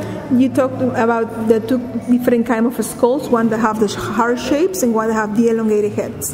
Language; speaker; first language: English; non-native, fluent; Spanish